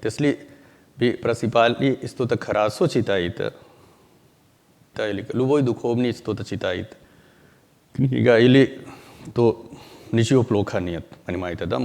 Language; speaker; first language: Russian; non-native, learner; Hindi